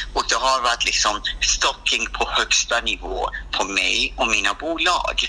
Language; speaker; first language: Swedish; non-native, fluent; Persian